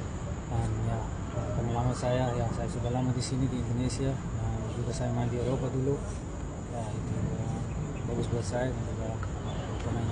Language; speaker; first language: Indonesian; non-native, fluent; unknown